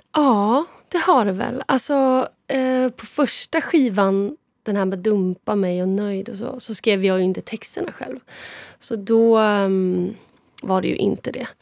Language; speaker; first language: Swedish; native; Swedish